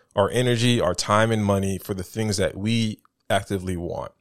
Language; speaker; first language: English; native; English